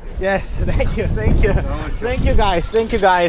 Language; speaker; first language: English; non-native, learner; Korean